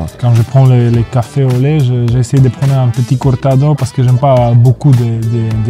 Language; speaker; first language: French; non-native, fluent; Polish